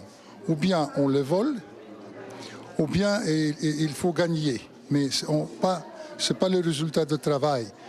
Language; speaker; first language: French; non-native, fluent; Russian